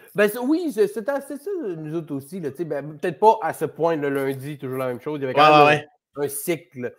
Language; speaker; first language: French; native; French